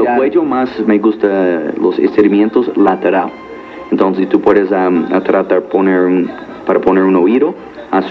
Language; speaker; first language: Spanish; non-native, learner; English